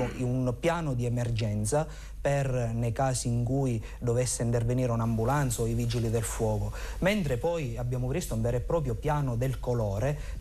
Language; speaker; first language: Italian; native; Italian